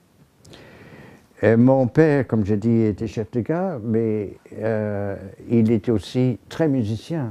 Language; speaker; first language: French; non-native, fluent; English